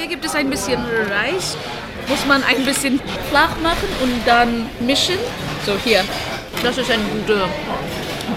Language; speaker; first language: German; non-native, learner; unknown